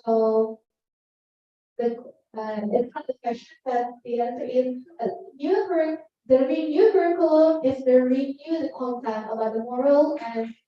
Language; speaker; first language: English; non-native, learner; Indonesian